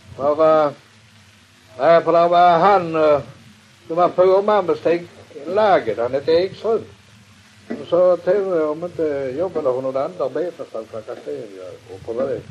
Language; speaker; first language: Swedish; native; Swedish